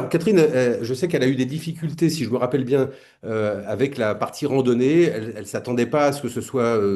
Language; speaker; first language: French; native; French